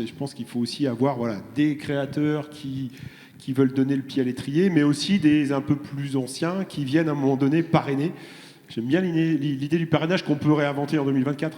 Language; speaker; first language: French; native; French